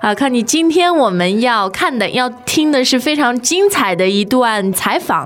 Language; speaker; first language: Chinese; native; Chinese